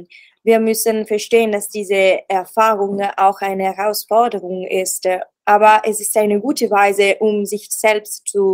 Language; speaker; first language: German; non-native, learner; Italian